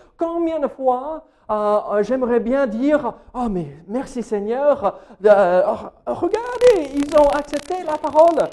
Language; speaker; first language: French; non-native, fluent; English